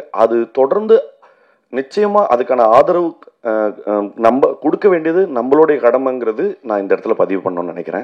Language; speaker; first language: Tamil; native; Tamil